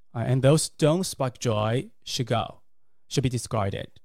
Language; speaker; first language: English; non-native, fluent; Chinese